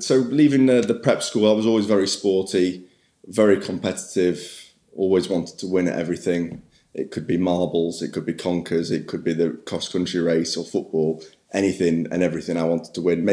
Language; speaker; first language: English; native; English